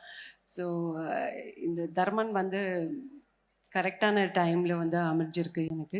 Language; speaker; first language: Tamil; non-native, fluent; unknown